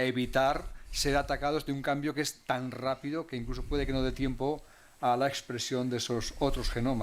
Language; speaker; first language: Spanish; native; Spanish